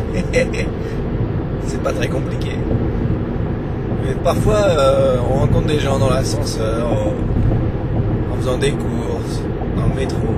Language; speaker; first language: French; native; French